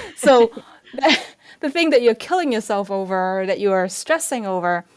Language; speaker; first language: English; non-native, fluent; Chinese